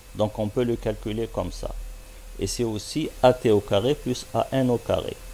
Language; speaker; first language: French; non-native, local second language; Arabic